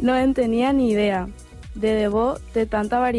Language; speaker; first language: Catalan; non-native, learner; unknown